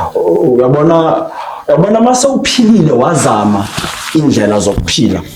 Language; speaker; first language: Zulu; non-native, local second language; Xhosa